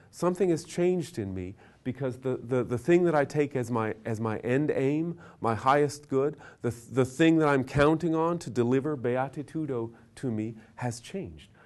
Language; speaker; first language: English; native; English